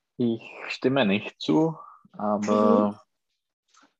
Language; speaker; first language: German; non-native, learner; Czech